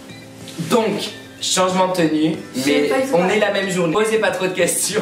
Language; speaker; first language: French; native; French